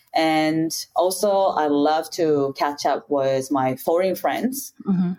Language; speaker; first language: English; non-native, fluent; Japanese